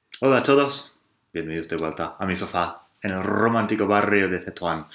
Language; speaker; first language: Spanish; non-native, fluent; English